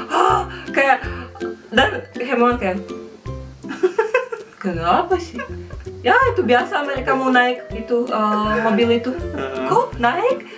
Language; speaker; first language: Indonesian; non-native, fluent; Russian